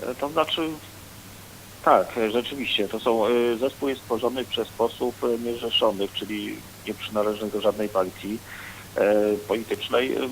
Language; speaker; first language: Polish; native; Polish